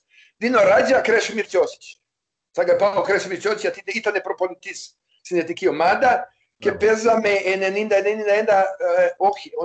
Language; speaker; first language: Greek; non-native, learner; Serbian